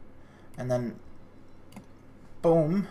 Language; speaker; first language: English; native; English